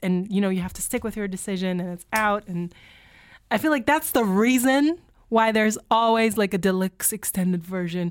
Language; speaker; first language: English; non-native, fluent; German